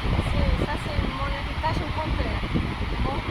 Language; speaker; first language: French; non-native, learner; Portuguese